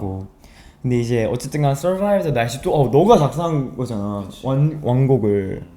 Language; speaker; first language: Korean; native; Korean